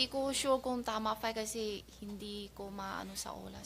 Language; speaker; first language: Filipino; non-native, learner; Chinese